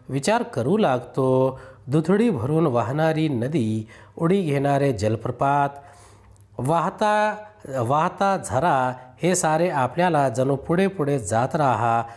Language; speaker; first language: Marathi; non-native, local second language; Urdu